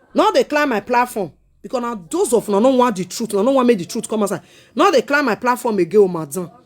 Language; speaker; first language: Nigerian Pidgin; non-native, local second language; Esan